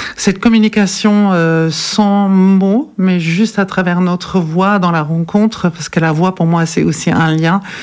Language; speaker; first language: French; non-native, fluent; German